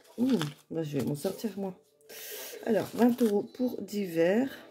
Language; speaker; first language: French; native; French